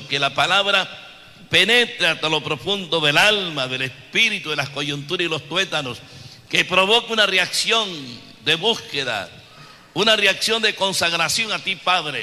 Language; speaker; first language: Spanish; native; Spanish